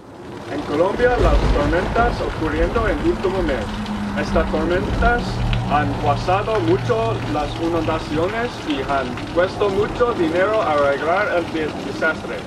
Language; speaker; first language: Spanish; non-native, learner; English